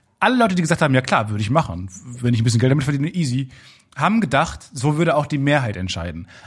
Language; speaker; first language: German; native; German